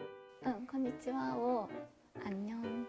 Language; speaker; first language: Korean; non-native, fluent; Japanese